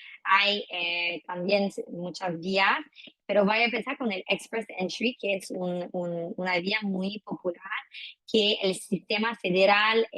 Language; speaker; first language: Spanish; non-native, fluent; French